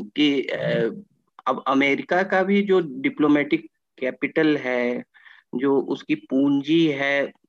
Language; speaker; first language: Hindi; native; Hindi